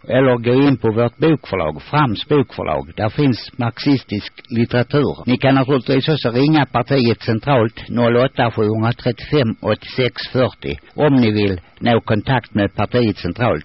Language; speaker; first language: Swedish; native; Swedish